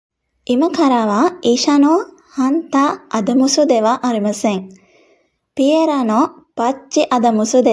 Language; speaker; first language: Japanese; non-native, fluent; Sinhala